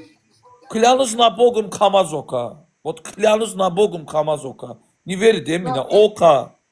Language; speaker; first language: Russian; non-native, learner; Azerbaijani